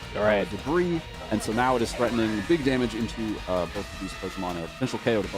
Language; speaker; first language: English; native; English